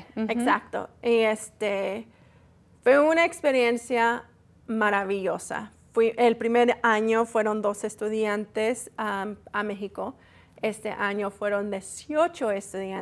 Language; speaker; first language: Spanish; early bilingual, heritage; Spanish